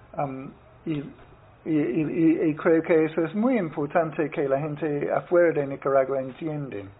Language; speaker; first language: Spanish; non-native, fluent; English